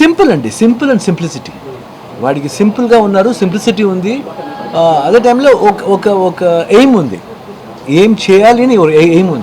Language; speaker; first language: Telugu; non-native, learner; Kannada